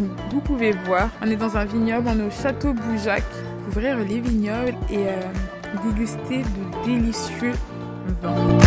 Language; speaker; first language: French; native; French